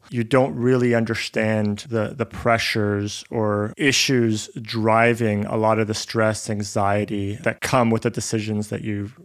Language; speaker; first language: English; native; English